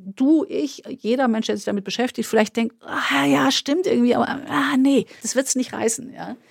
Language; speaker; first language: German; native; German